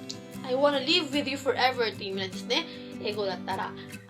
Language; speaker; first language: Japanese; non-native, fluent; Cebuano